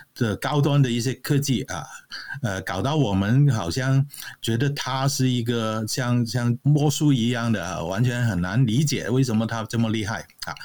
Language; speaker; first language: Chinese; non-native, local second language; Cantonese